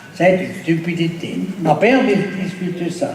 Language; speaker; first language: French; non-native, fluent; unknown